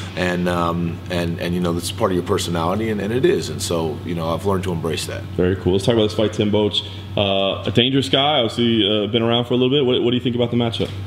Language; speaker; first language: English; native; English